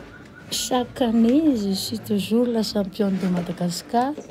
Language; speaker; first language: French; non-native, local second language; Malagasy